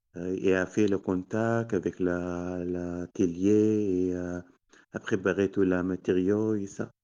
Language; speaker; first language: French; non-native, learner; Arabic